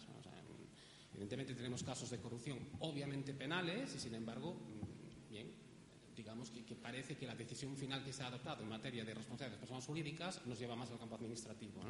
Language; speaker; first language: Spanish; native; Spanish